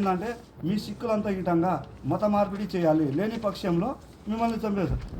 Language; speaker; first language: Telugu; non-native, local second language; Lambadi